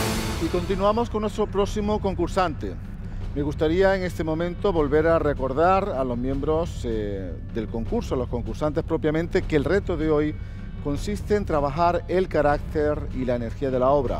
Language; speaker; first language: Spanish; native; Spanish